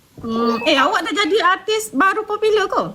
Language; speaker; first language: Malay; native; Malay